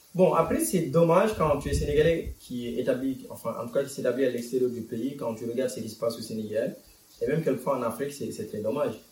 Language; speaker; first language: French; non-native, local second language; Wolof